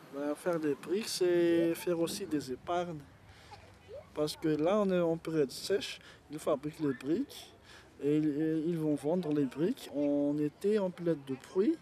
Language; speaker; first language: French; non-native, local second language; Malagasy